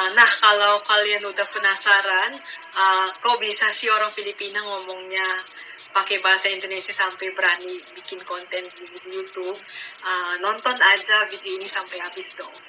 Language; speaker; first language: Indonesian; non-native, fluent; Filipino